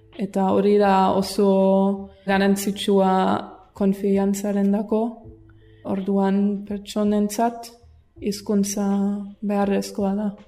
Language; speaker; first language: Basque; non-native, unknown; German